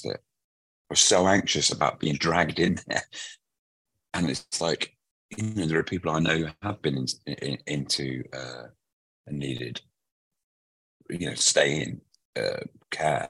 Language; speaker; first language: English; native; English